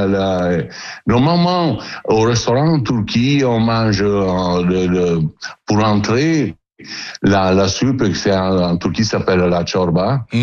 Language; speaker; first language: French; non-native, learner; Italian